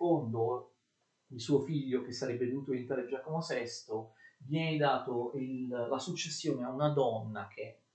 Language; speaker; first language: Italian; native; Italian